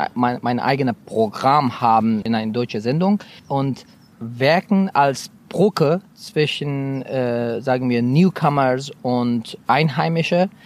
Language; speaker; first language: German; non-native, fluent; Persian